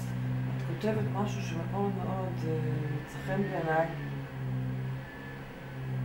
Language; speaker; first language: Hebrew; native; Hebrew